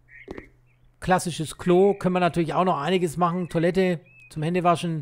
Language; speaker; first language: German; native; German